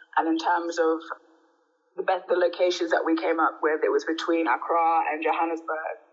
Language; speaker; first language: English; native; English